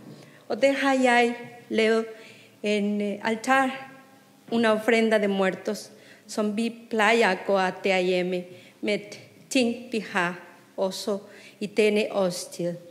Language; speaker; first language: Danish; non-native, fluent; Spanish